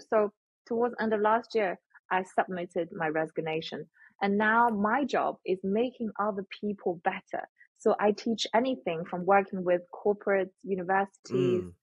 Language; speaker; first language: English; non-native, fluent; Chinese